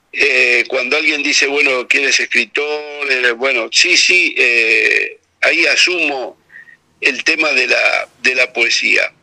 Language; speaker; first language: Spanish; native; Spanish